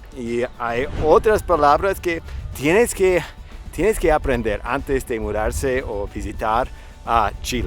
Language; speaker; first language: Spanish; non-native, fluent; English